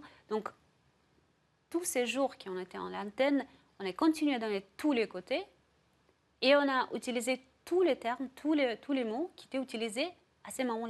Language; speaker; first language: French; non-native, fluent; Russian